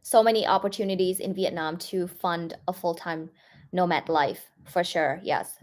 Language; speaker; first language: English; non-native, fluent; Vietnamese